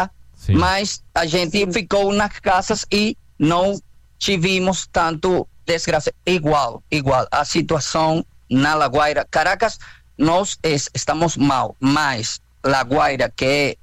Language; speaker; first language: Portuguese; non-native, fluent; Spanish